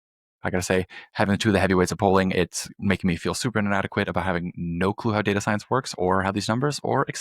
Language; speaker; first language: English; native; English